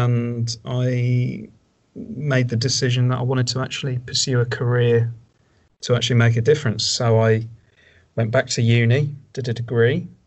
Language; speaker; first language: English; native; English